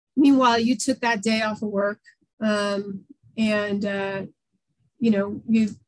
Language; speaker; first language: English; native; English